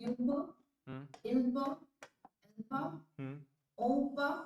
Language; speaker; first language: French; non-native, learner; Hindi